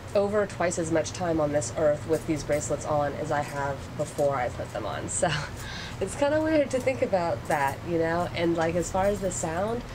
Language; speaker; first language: English; native; English